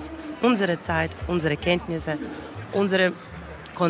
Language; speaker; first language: German; non-native, learner; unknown